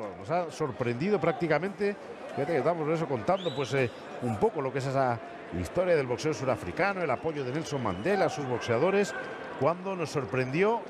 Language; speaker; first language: Spanish; native; Spanish